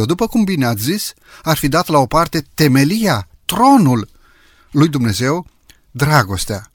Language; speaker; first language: Romanian; native; Romanian